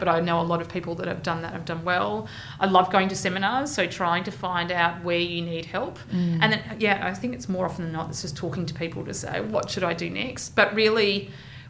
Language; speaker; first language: English; native; English